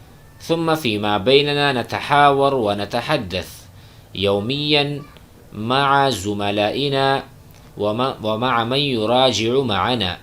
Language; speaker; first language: Arabic; non-native, fluent; Urdu